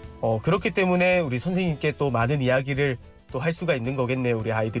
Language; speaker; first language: Korean; native; Korean